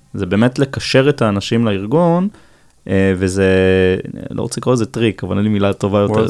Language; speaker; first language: Hebrew; native; Hebrew